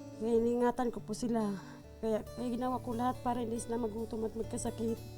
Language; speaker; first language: Filipino; non-native, local second language; Cebuano